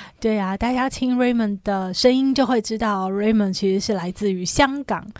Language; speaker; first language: Chinese; native; Chinese